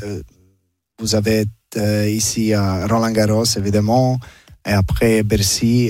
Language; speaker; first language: French; non-native, learner; Serbian